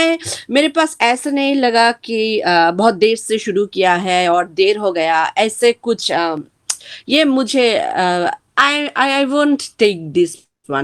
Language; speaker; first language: Hindi; non-native, learner; Bangla